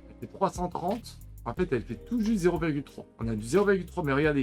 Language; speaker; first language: French; native; French